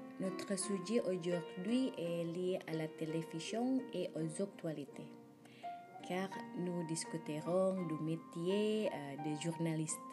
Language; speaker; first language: French; non-native, learner; Indonesian